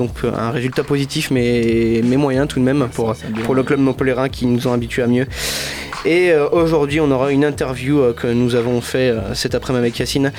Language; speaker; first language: French; native; French